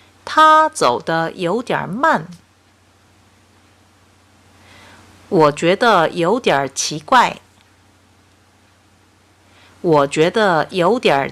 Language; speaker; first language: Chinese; non-native, fluent; Korean